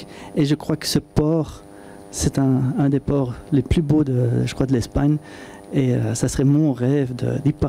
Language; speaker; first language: French; non-native, local second language; Dutch